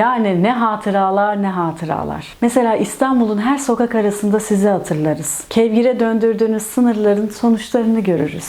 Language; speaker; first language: Turkish; native; Turkish